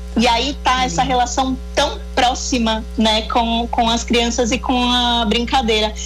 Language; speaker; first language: Portuguese; native; Portuguese